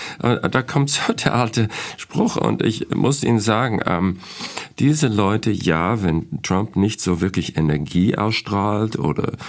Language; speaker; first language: German; non-native, fluent; English